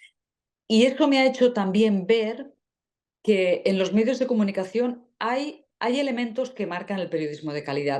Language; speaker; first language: Spanish; native; Spanish